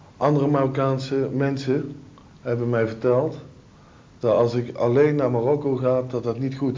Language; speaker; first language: Dutch; native; Dutch